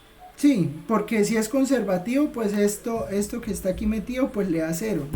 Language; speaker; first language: Spanish; native; Spanish